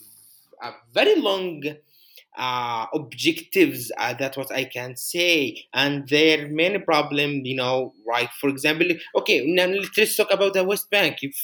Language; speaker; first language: English; non-native, fluent; Arabic